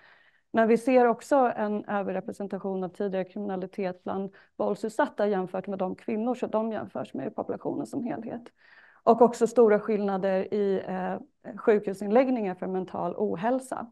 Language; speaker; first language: Swedish; native; Swedish